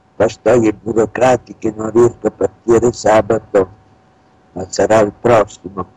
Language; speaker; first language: Italian; native; Italian